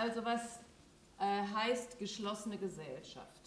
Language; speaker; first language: German; native; German